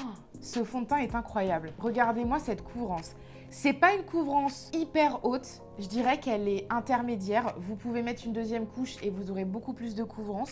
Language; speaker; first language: French; native; French